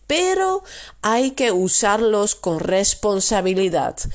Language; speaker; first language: Spanish; non-native, fluent; Dutch